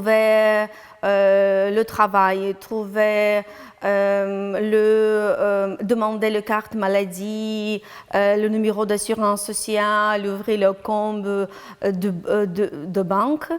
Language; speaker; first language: French; non-native, learner; Ukrainian